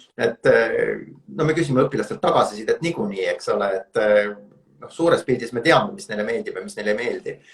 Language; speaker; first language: Estonian; native; Estonian